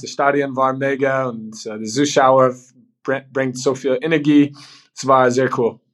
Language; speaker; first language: German; non-native, learner; English